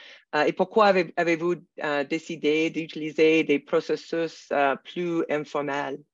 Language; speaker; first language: French; non-native, local second language; English